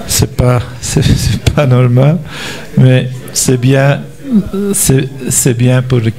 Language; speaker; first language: French; non-native, local second language; Dutch